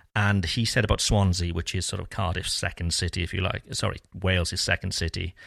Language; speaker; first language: English; native; English